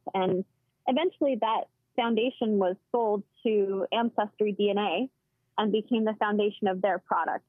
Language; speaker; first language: English; native; English